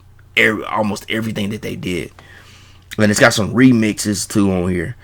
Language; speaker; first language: English; native; English